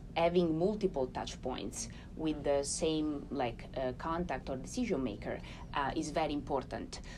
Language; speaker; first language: English; non-native, fluent; Italian